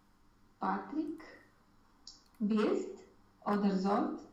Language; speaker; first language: German; non-native, learner; Romanian